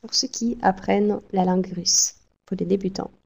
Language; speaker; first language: French; non-native, fluent; Russian